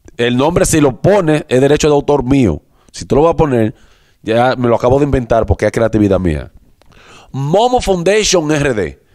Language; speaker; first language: Spanish; native; Spanish